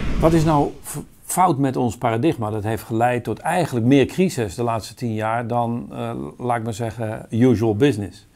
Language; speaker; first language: Dutch; native; Dutch